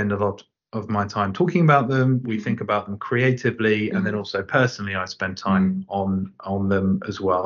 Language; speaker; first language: English; native; English